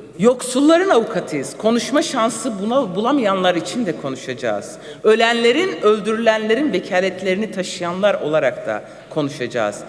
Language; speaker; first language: Turkish; non-native, local second language; Kurdish